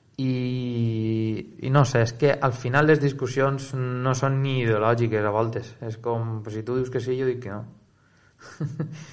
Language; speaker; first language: Catalan; native; Catalan